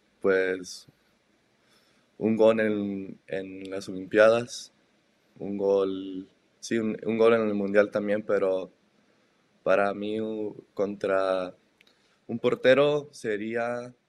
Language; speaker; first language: Spanish; early bilingual, heritage; Spanish